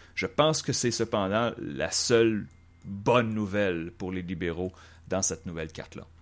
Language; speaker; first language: French; native; French